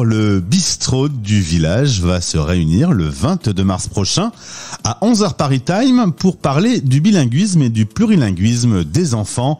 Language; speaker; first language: French; native; French